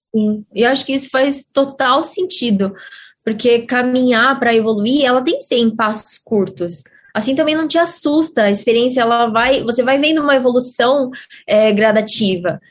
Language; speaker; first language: Portuguese; native; Portuguese